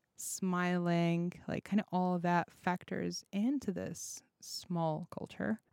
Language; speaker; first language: English; non-native, fluent; Russian